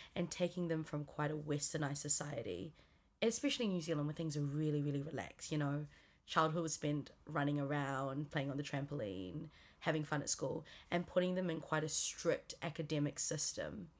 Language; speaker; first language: English; native; English